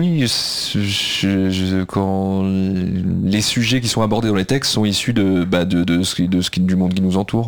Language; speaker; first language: French; native; French